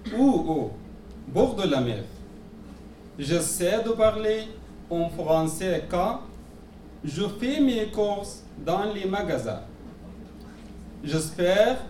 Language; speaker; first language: French; non-native, learner; Pashto